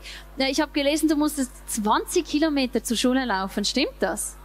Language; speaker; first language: German; native; German